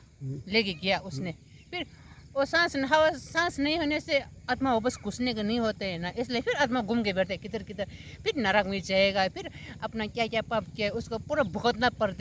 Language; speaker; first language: Hindi; non-native, local second language; Tibetan